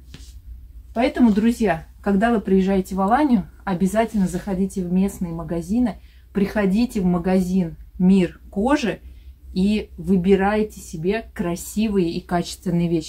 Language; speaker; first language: Russian; native; Russian